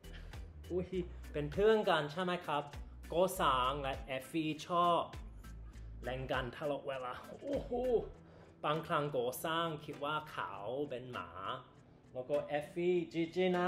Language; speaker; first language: Thai; non-native, learner; English